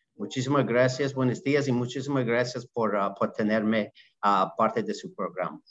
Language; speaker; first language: Spanish; non-native, learner; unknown